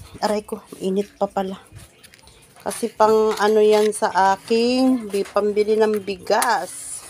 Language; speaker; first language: Filipino; non-native, local second language; Iloko